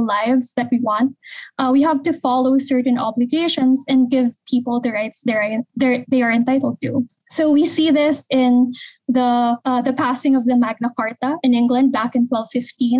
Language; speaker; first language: English; non-native, local second language; Hiligaynon